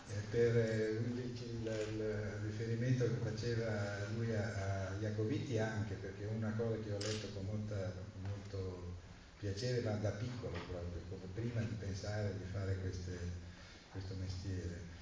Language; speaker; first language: Italian; native; Italian